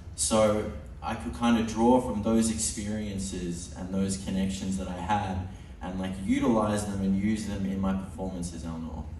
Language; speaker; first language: English; native; English